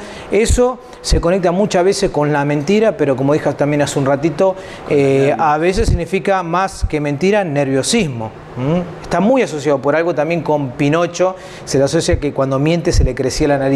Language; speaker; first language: Spanish; native; Spanish